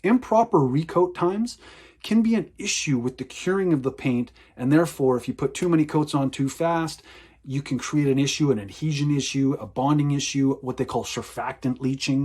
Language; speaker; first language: English; native; English